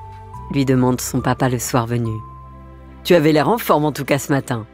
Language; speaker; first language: French; native; French